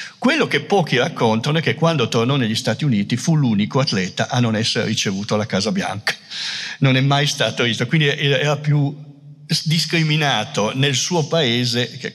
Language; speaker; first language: Italian; native; Italian